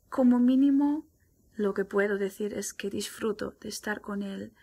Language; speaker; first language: Spanish; non-native, fluent; German